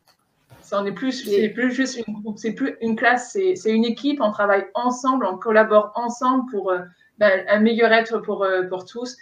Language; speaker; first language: French; native; French